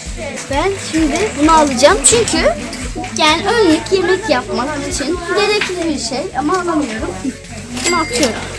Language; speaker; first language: Turkish; early bilingual, heritage; Turkish